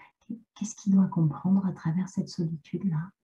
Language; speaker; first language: French; native; French